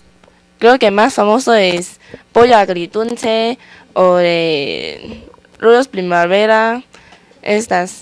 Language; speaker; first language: Spanish; non-native, learner; Chinese